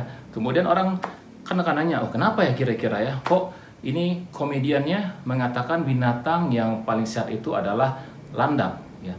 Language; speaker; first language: Indonesian; native; Indonesian